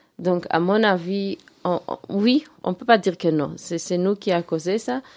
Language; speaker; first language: French; non-native, local second language; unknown